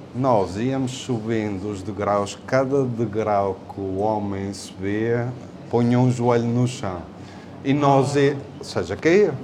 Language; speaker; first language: Portuguese; early bilingual, other home language; Spanish